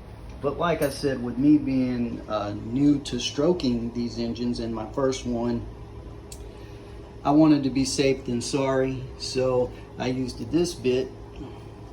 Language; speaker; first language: English; native; English